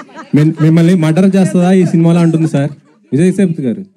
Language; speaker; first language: Telugu; native; Telugu